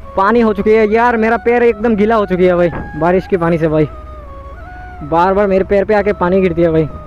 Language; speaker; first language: Hindi; non-native, local second language; Bangla